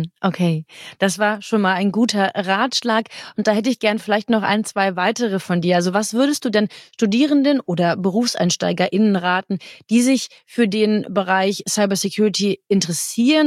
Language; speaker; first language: German; native; German